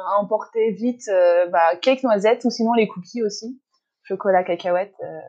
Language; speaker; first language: French; native; French